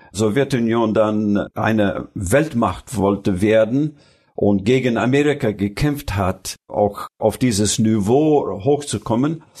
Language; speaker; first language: German; early bilingual, other home language; Russian